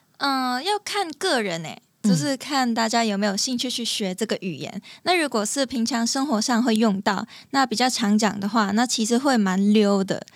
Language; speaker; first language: Chinese; non-native, local second language; Cantonese